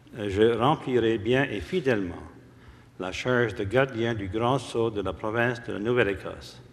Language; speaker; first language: French; early bilingual, heritage; French